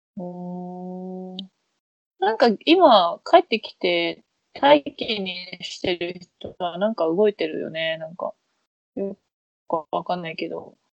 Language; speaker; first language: Japanese; native; Japanese